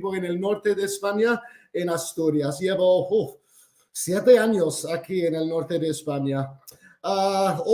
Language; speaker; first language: Spanish; non-native, fluent; English